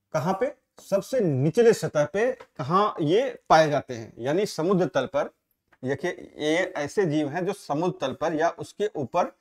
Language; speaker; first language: Hindi; native; Hindi